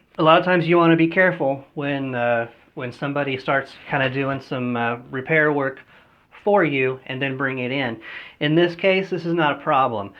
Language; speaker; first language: English; native; English